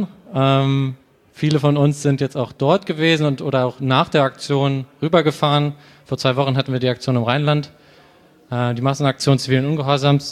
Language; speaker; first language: German; native; German